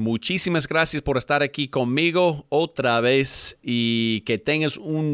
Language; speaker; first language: Spanish; non-native, fluent; English